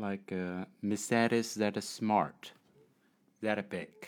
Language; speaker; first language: English; non-native, learner; Chinese